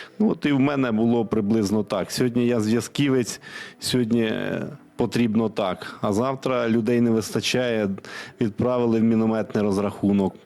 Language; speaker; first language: Ukrainian; non-native, local second language; Russian